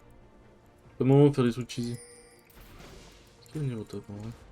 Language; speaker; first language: French; native; French